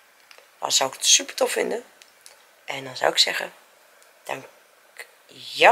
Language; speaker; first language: Dutch; native; Dutch